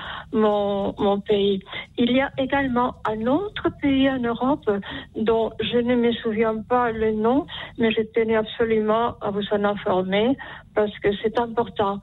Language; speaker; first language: French; non-native, fluent; Spanish